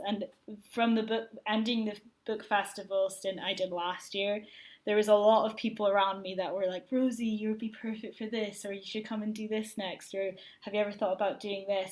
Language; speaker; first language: English; native; English